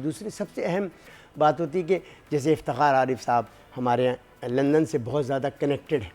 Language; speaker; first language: Urdu; native; Urdu